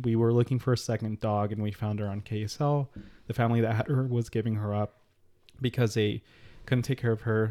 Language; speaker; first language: English; early bilingual, other home language; Spanish